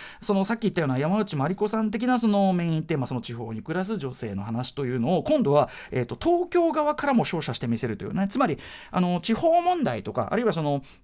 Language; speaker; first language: Japanese; native; Japanese